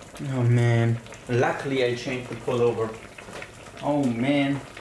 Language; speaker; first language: English; non-native, fluent; German